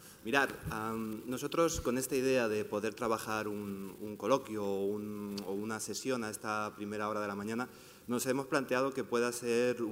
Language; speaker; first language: Spanish; native; Spanish